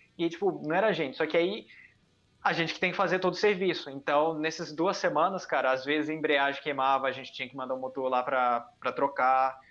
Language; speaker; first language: Portuguese; early bilingual, heritage; Portuguese